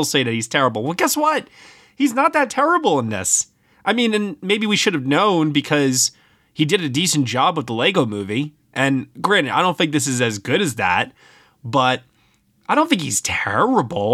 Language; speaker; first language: English; native; English